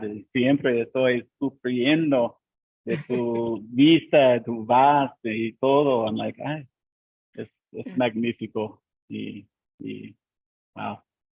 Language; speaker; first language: Spanish; non-native, learner; English